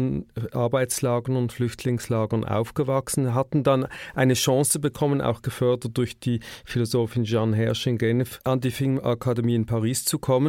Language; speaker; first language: German; native; German